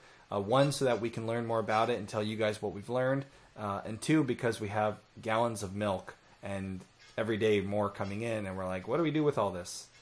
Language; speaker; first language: English; native; English